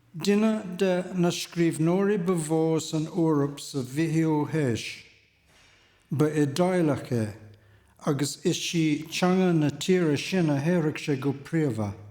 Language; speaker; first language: Irish; native; Irish